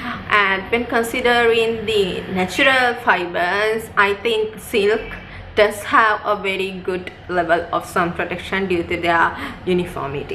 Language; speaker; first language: English; non-native, local second language; Sinhala